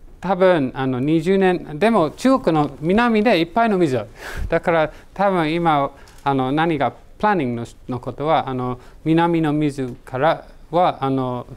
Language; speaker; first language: Japanese; non-native, learner; English